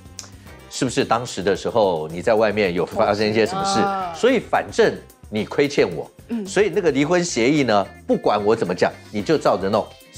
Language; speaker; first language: Chinese; native; Chinese